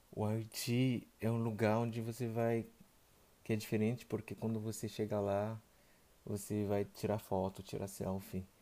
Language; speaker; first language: Portuguese; non-native, fluent; Haitian Creole